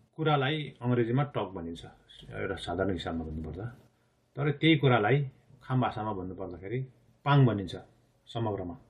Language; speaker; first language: Nepali; non-native, local second language; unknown